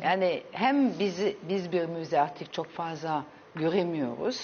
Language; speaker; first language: Turkish; early bilingual, heritage; Turkish